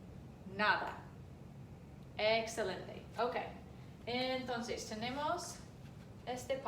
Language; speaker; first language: Spanish; non-native, fluent; English